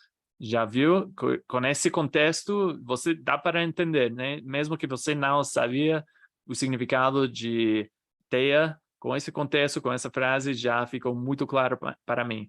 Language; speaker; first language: Portuguese; non-native, fluent; English